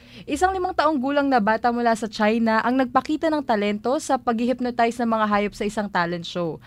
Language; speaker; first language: Filipino; native; Filipino